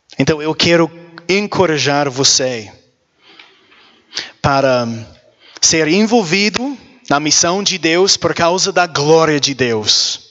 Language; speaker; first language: Portuguese; non-native, learner; English